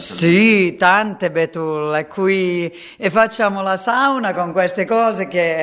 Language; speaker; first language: Italian; non-native, fluent; Finnish